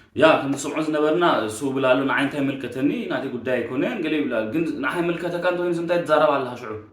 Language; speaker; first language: Tigrinya; early bilingual, heritage; Tigrinya